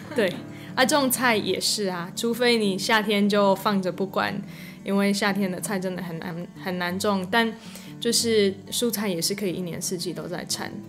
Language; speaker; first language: Chinese; non-native, fluent; English